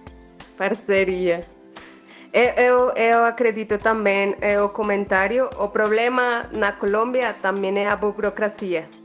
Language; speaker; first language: Portuguese; non-native, learner; Spanish